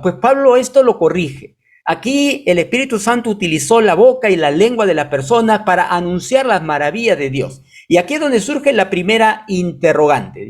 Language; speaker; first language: Spanish; native; Spanish